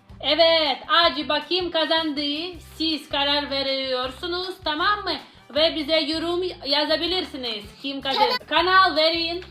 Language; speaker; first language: Turkish; non-native, learner; Russian